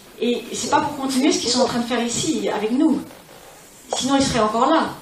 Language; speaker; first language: French; non-native, fluent; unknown